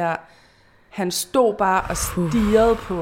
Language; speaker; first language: Danish; native; Danish